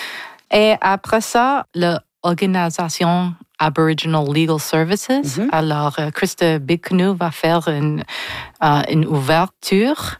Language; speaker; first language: French; non-native, learner; English